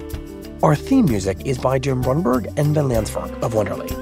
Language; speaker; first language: English; native; English